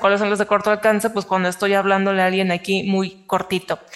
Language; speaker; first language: Spanish; native; Spanish